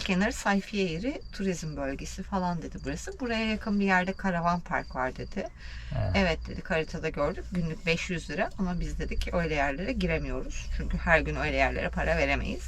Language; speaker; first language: Turkish; native; Turkish